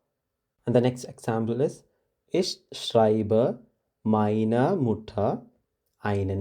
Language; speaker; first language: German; non-native, fluent; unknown